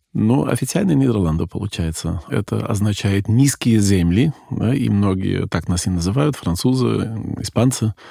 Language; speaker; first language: Russian; non-native, fluent; Dutch